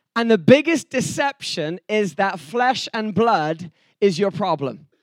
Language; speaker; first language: English; native; English